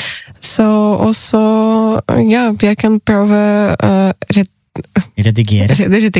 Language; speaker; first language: Norwegian; non-native, learner; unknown